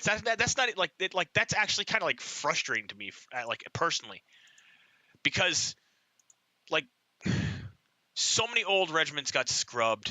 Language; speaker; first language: English; native; English